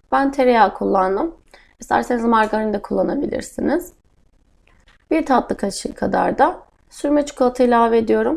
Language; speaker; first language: Turkish; native; Turkish